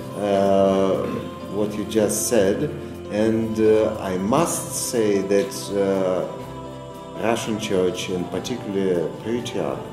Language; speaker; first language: English; non-native, fluent; Russian